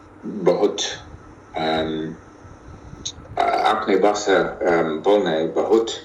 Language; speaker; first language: Hindi; non-native, learner; English